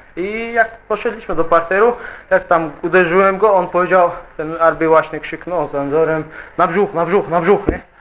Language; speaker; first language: Polish; non-native, fluent; Chechen